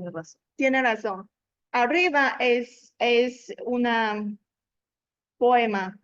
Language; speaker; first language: Spanish; non-native, learner; Chinese